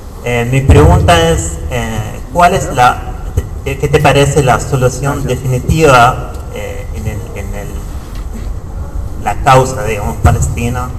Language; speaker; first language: Spanish; non-native, fluent; Arabic